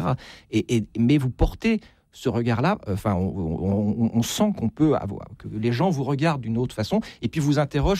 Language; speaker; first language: French; native; French